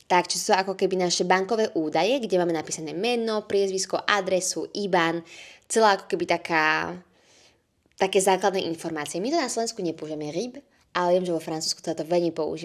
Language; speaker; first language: Slovak; native; Slovak